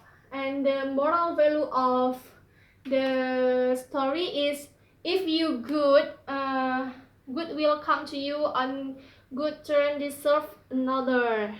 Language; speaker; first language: English; non-native, learner; Indonesian